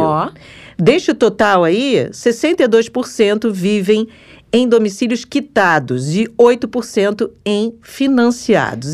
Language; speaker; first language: Portuguese; native; Portuguese